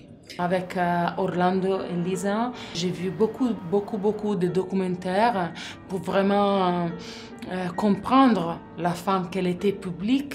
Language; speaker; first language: French; non-native, learner; Italian